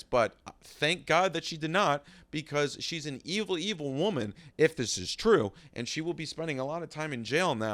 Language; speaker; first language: English; native; English